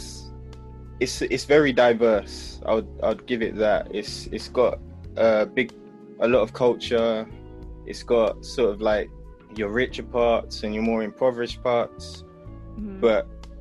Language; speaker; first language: English; native; English